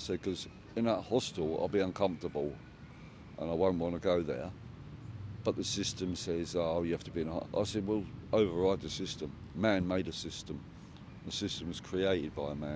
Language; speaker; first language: English; native; English